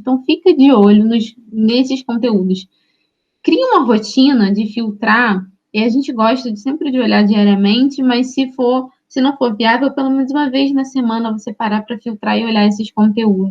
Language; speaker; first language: Portuguese; native; Portuguese